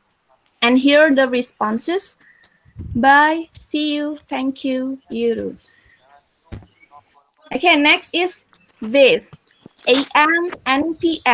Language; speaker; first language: English; non-native, fluent; Indonesian